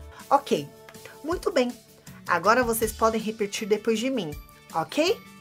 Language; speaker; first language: Portuguese; native; Portuguese